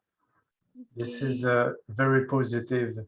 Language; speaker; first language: English; non-native, fluent; French